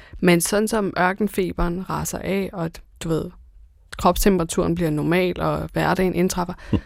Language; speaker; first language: Danish; early bilingual, other home language; Persian